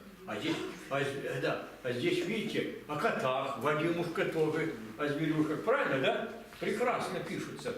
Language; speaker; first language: Russian; native; Russian